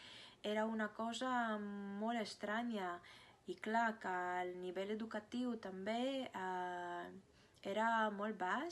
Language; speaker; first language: Catalan; non-native, fluent; Russian